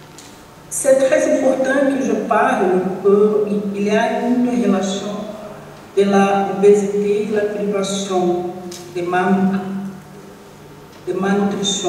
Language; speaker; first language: French; non-native, learner; Portuguese